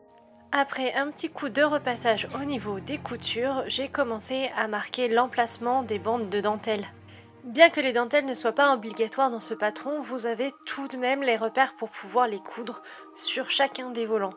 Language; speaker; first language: French; native; French